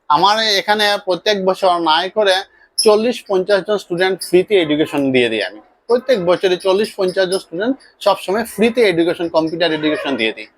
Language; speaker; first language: Bangla; native; Bangla